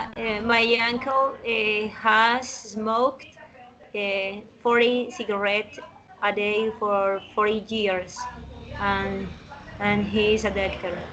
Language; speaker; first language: English; non-native, learner; Spanish